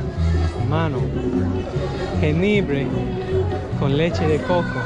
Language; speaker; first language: Spanish; non-native, learner; English